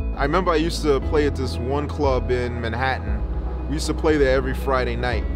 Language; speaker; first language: English; native; English